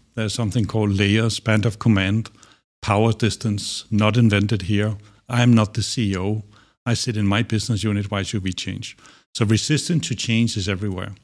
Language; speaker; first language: English; non-native, fluent; Danish